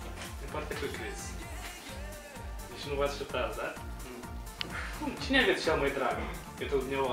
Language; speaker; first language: Romanian; native; Romanian